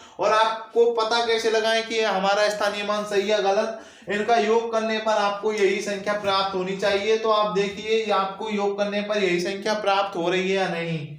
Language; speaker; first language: Hindi; native; Hindi